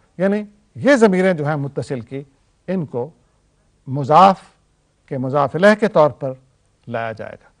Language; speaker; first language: Urdu; native; Urdu